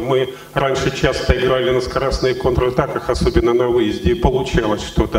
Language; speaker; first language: Russian; native; Russian